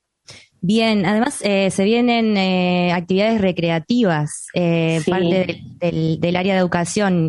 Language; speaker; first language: Spanish; native; Spanish